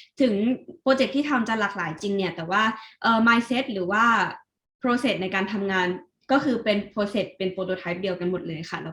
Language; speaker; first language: Thai; native; Thai